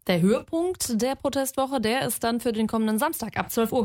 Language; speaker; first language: German; native; German